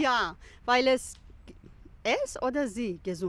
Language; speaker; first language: German; non-native, fluent; Persian